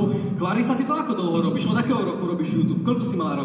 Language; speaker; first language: Slovak; native; Slovak